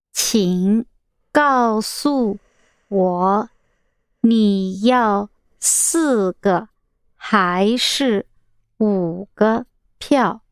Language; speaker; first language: Chinese; non-native, learner; English